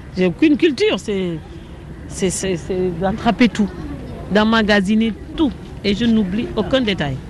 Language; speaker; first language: French; non-native, local second language; Wolof